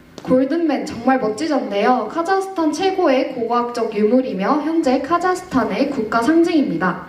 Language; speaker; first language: Korean; native; Korean